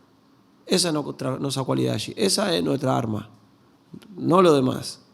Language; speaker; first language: Portuguese; non-native, learner; Spanish